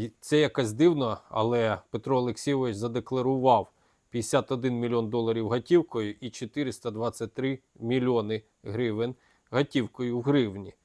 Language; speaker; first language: Ukrainian; native; Ukrainian